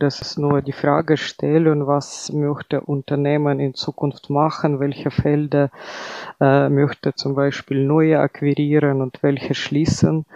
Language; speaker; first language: German; non-native, fluent; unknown